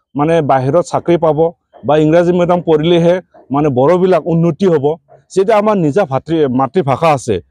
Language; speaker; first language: Assamese; non-native, local second language; Bodo